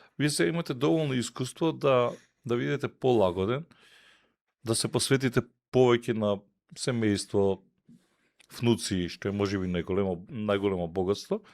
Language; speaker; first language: Macedonian; native; Macedonian